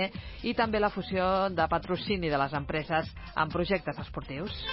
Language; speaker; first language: Catalan; native; Catalan